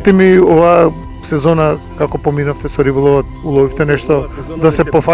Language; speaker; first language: Macedonian; native; Macedonian